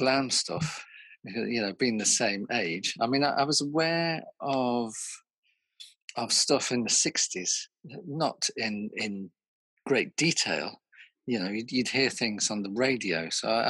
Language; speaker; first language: English; native; English